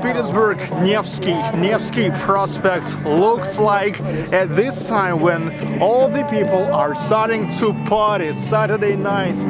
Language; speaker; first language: English; non-native, learner; Russian